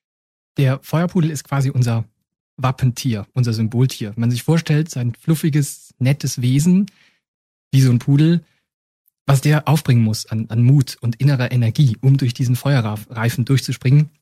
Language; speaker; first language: German; native; German